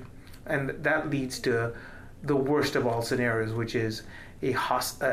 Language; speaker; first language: English; non-native, local second language; Tamil